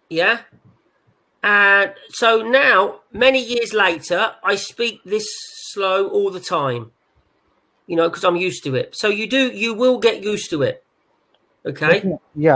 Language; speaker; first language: English; native; English